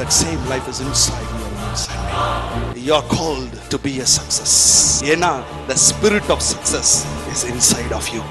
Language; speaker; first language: English; non-native, local second language; Tamil